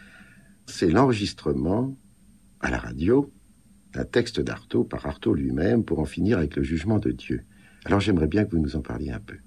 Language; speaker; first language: French; native; French